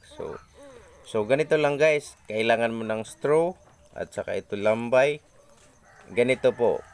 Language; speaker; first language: Filipino; non-native, local second language; Cebuano